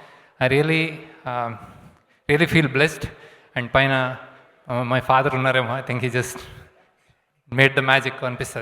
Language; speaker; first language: Telugu; native; Telugu